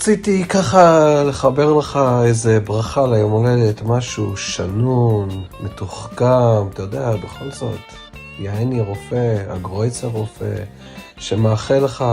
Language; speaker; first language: Hebrew; native; Hebrew